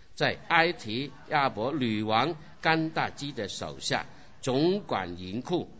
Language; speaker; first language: Chinese; non-native, local second language; Cantonese